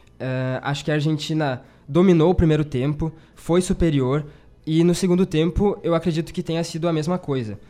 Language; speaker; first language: Portuguese; native; Portuguese